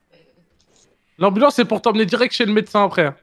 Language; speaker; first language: French; native; French